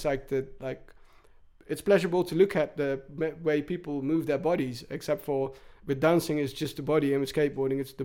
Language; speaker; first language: English; native; English